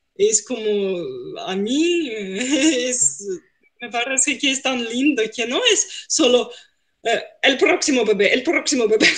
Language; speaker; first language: Spanish; non-native, fluent; Russian